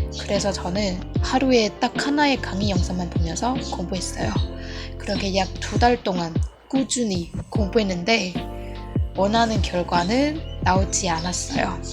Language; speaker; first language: Korean; non-native, fluent; Burmese